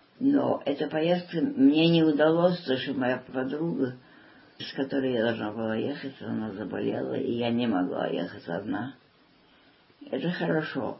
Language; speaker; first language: Russian; early bilingual, heritage; Russian